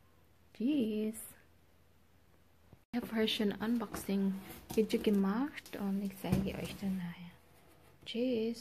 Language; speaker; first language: German; non-native, learner; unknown